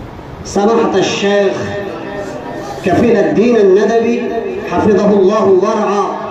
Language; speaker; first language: Arabic; non-native, fluent; Urdu